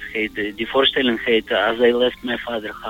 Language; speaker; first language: Dutch; non-native, fluent; Russian